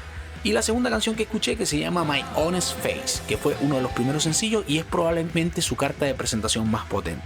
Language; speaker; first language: Spanish; native; Spanish